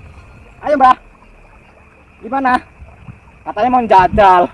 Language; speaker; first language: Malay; non-native, local second language; Javanese